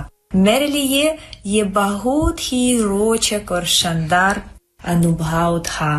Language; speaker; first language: Hindi; non-native, fluent; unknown